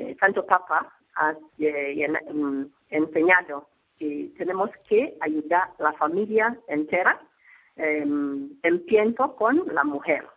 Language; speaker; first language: Spanish; non-native, learner; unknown